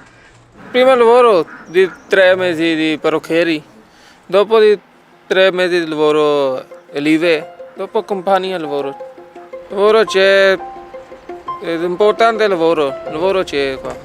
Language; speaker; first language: Italian; non-native, learner; Urdu